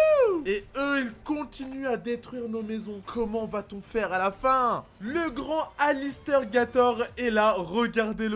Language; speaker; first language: French; native; French